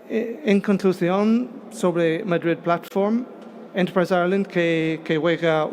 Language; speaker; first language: Spanish; non-native, fluent; English